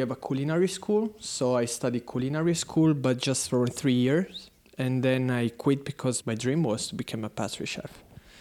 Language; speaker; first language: English; non-native, learner; Italian